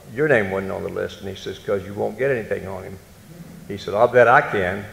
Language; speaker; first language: English; native; English